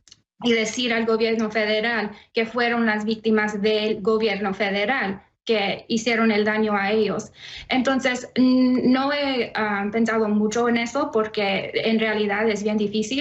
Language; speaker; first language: Spanish; early bilingual, heritage; Spanish